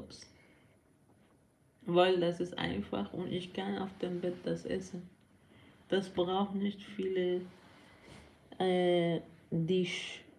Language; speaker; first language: German; non-native, learner; Persian